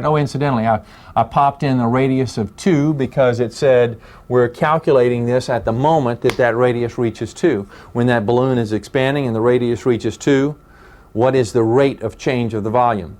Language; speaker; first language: English; native; English